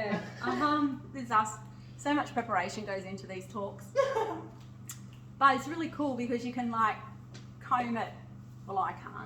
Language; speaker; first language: English; native; English